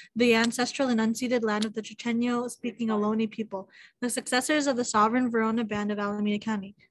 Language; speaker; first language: English; native; English